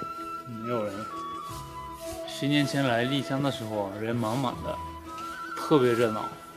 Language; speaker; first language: Chinese; non-native, fluent; Japanese